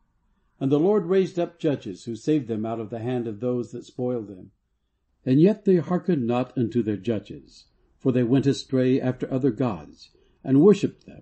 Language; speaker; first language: English; native; English